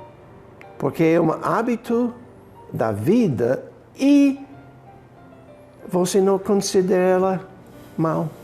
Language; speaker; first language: Portuguese; non-native, fluent; English